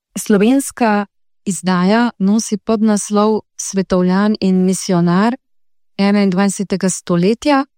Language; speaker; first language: Slovenian; native; Slovenian